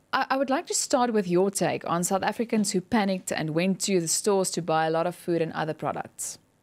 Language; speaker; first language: English; non-native, local second language; Afrikaans